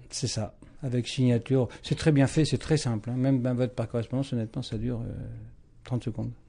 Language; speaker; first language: French; native; French